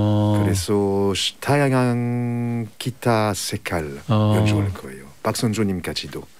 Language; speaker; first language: Korean; non-native, learner; French